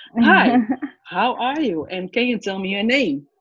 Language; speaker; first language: English; non-native, fluent; Dutch